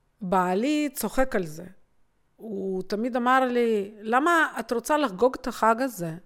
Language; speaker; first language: Hebrew; non-native, fluent; Russian